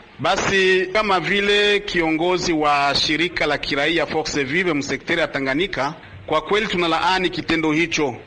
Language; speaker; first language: Swahili; non-native, local second language; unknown